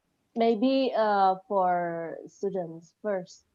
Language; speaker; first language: English; non-native, learner; Indonesian